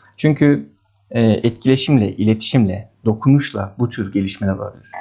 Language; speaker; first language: Turkish; native; Turkish